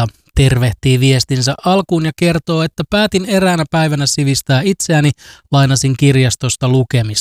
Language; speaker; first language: Finnish; native; Finnish